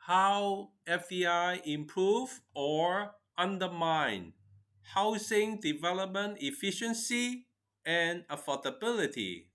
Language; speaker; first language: English; non-native, fluent; Chinese